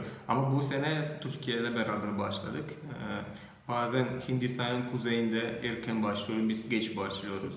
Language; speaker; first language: Turkish; non-native, fluent; Malayalam